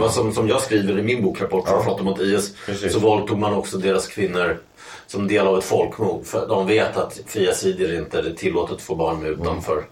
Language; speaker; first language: Swedish; native; Swedish